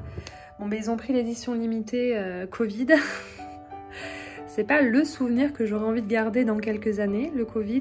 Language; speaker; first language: French; native; French